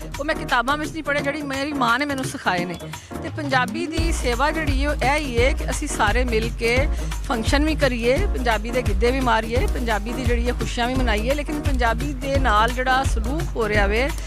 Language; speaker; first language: Punjabi; native; Punjabi